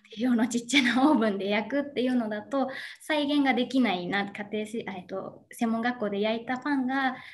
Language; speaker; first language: Japanese; native; Japanese